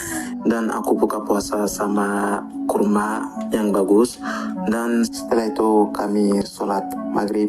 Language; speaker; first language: Indonesian; non-native, learner; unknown